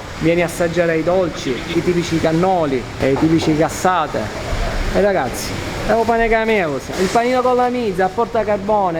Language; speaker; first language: Italian; native; Italian